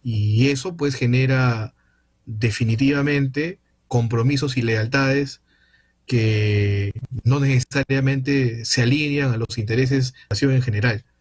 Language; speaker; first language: Spanish; native; Spanish